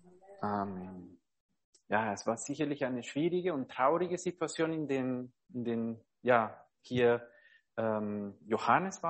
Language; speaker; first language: German; non-native, fluent; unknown